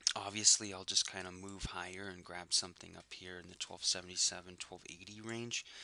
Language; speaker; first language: English; native; English